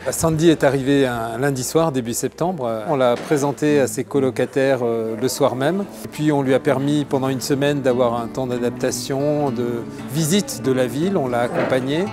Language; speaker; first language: French; native; French